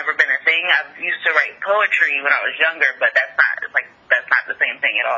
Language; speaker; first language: English; native; English